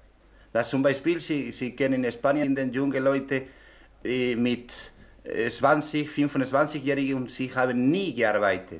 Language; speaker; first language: German; non-native, learner; Spanish